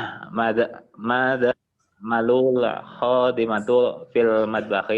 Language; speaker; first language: Arabic; non-native, learner; Indonesian